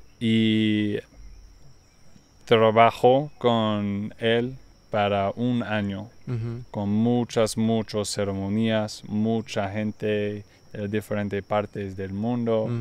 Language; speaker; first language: Spanish; non-native, learner; English